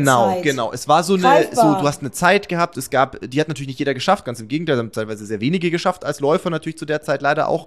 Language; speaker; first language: German; native; German